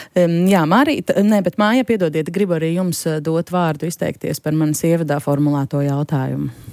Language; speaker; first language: Latvian; native; Latvian